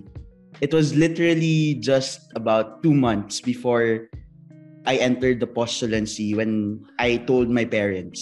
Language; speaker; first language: English; non-native, local second language; Filipino